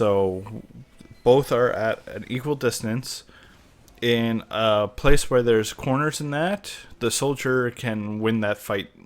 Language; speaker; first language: English; native; English